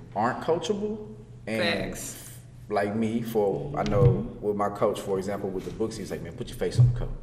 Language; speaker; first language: English; native; English